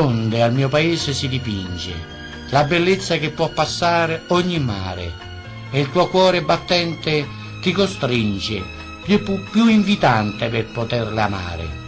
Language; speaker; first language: Italian; native; Italian